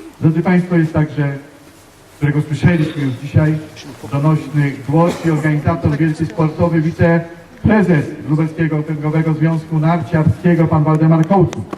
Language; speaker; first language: Polish; native; Polish